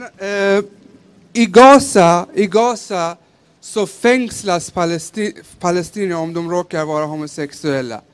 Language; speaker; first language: Swedish; early bilingual, other home language; Persian